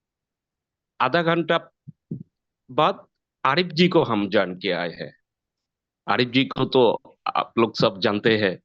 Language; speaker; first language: Hindi; non-native, learner; Bangla